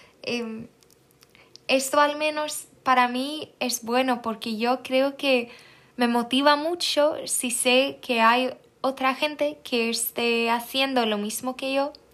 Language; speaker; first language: Spanish; non-native, fluent; Swedish